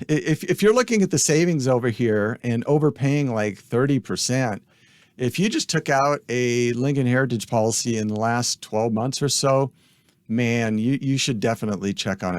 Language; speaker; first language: English; native; English